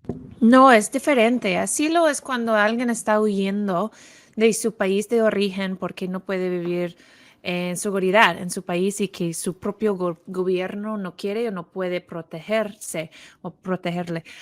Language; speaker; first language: Spanish; non-native, fluent; English